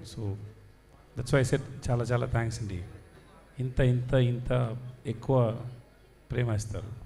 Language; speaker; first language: Telugu; non-native, learner; Tamil